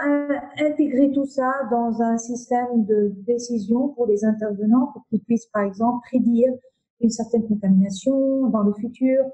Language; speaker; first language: French; non-native, local second language; Arabic